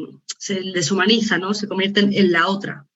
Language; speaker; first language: Spanish; native; Spanish